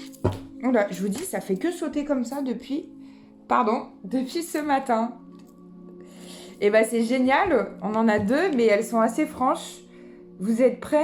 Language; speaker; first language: French; native; French